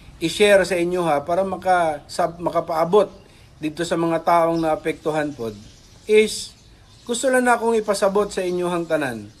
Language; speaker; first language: Cebuano; native; Cebuano